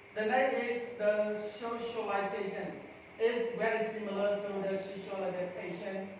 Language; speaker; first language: English; non-native, fluent; Khmer